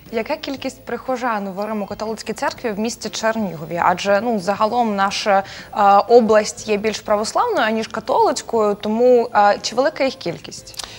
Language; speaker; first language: Ukrainian; native; Ukrainian